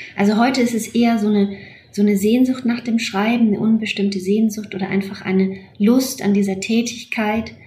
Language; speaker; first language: German; native; German